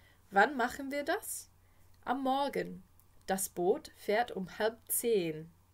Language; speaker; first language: German; non-native, fluent; English